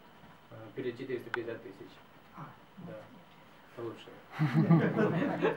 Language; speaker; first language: Russian; early bilingual, heritage; Russian